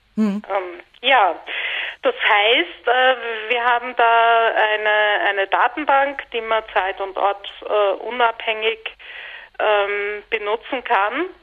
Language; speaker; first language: German; native; German